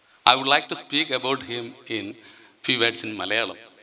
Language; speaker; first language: English; non-native, local second language; Malayalam